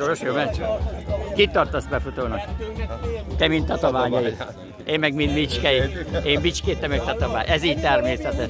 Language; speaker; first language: Hungarian; native; Hungarian